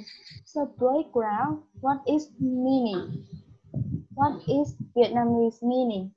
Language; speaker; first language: English; non-native, learner; Vietnamese